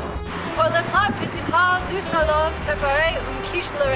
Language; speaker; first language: French; non-native, learner; English